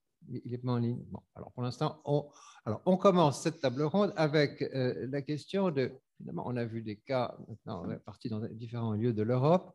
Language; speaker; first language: French; native; French